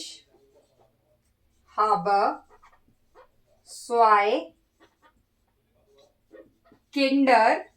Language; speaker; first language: German; non-native, learner; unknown